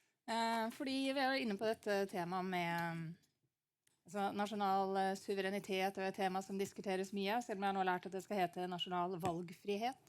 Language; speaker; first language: Norwegian; native; Norwegian